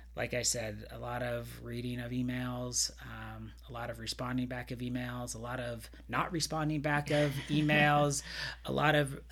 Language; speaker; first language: English; native; English